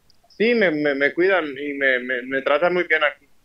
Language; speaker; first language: Spanish; early bilingual, heritage; Spanish